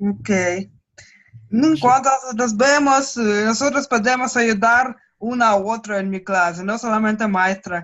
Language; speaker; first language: Spanish; non-native, learner; Russian